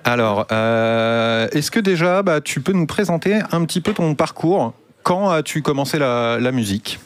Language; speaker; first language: French; native; French